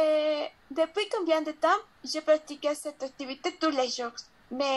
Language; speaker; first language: French; non-native, learner; Spanish